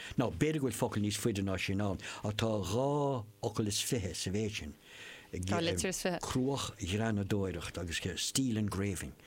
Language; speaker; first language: Irish; non-native, local second language; English